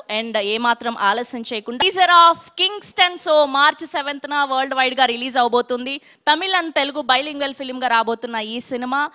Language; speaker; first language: Telugu; native; Telugu